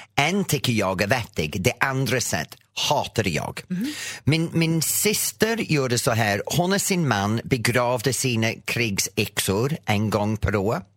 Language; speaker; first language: Swedish; non-native, fluent; English